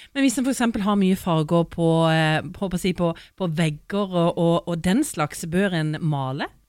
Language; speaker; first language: Norwegian; native; Norwegian